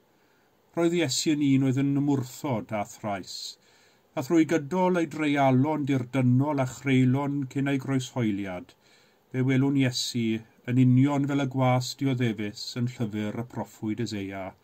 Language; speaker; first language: Welsh; native; Welsh